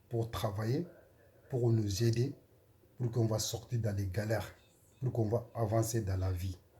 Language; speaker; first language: French; non-native, learner; Soninke